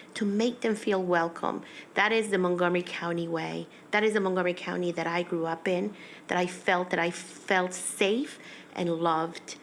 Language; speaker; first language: English; early bilingual, other home language; Spanish